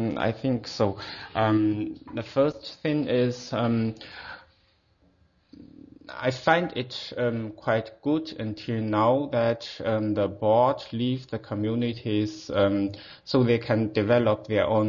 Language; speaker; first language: English; non-native, fluent; Chinese